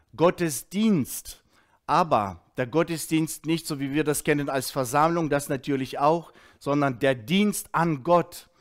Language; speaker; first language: German; early bilingual, heritage; Russian